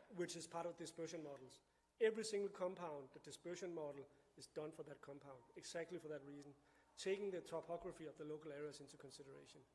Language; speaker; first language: English; non-native, fluent; Danish